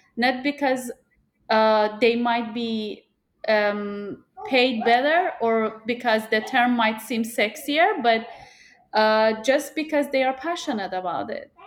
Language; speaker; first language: English; non-native, fluent; Persian